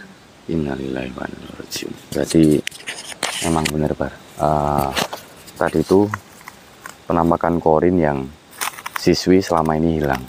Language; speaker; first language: Indonesian; native; Indonesian